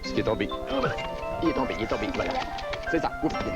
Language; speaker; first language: French; native; French